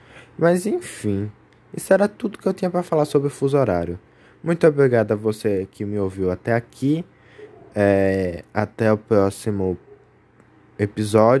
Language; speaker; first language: Portuguese; native; Portuguese